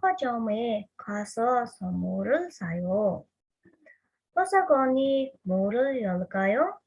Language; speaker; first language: Korean; non-native, fluent; Mongolian